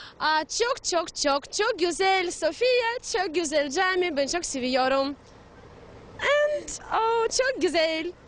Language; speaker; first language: Turkish; non-native, learner; Russian